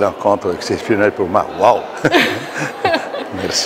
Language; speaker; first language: French; non-native, fluent; Italian